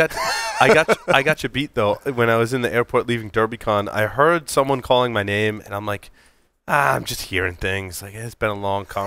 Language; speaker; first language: English; native; English